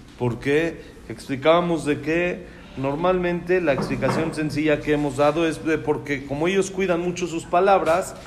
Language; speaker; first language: Spanish; native; Spanish